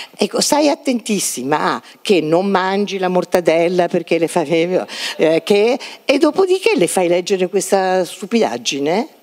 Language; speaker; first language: Italian; native; Italian